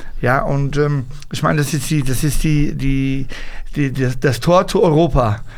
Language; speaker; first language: German; early bilingual, other home language; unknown